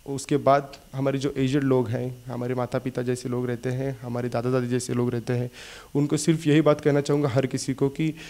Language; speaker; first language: Hindi; non-native, local second language; Marathi